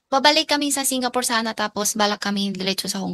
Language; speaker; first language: Filipino; non-native, learner; Chinese